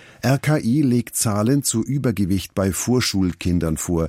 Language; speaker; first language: German; native; German